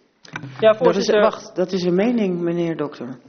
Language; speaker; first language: Dutch; native; Dutch